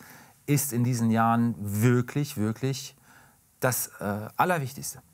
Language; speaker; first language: German; native; German